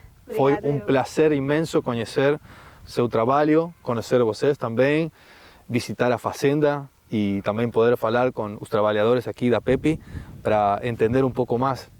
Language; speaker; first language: Portuguese; non-native, learner; Spanish